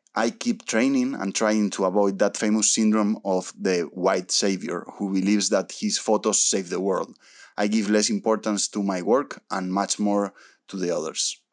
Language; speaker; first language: English; early bilingual, other home language; Spanish